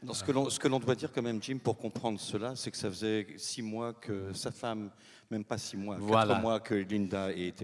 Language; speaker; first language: French; native; French